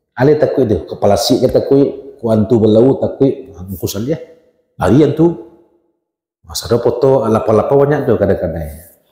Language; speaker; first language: Malay; non-native, local second language; Minangkabau